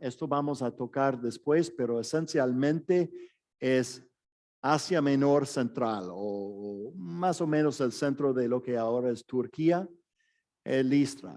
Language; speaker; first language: Spanish; non-native, fluent; English